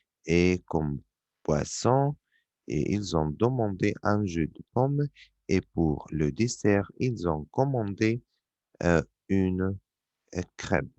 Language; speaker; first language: French; non-native, fluent; Arabic